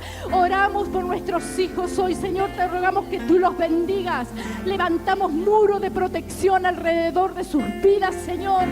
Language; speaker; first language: Spanish; native; Spanish